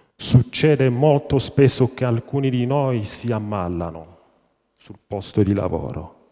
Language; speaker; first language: Italian; non-native, fluent; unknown